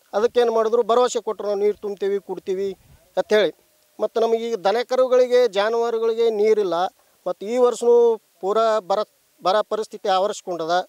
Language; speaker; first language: Kannada; native; Kannada